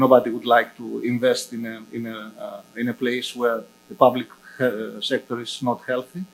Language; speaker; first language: English; non-native, fluent; Greek